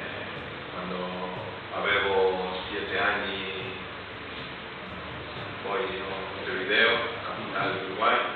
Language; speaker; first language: Italian; non-native, learner; Spanish